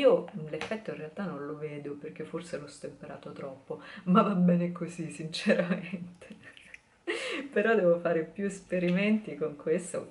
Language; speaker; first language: Italian; native; Italian